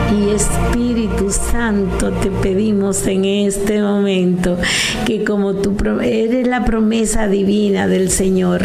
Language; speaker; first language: Spanish; native; Spanish